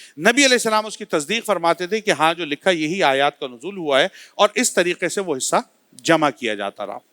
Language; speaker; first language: Urdu; native; Urdu